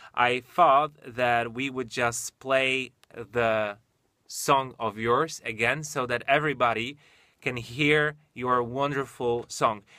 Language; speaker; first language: English; non-native, fluent; Polish